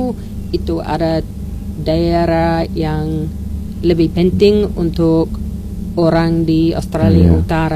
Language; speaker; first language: Indonesian; non-native, learner; English